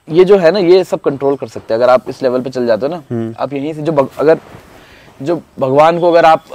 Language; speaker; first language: Hindi; native; Hindi